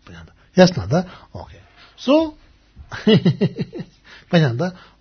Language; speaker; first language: Russian; non-native, learner; Tibetan